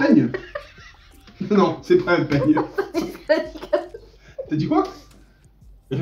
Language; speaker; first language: French; native; French